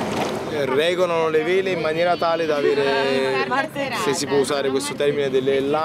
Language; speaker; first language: Italian; native; Italian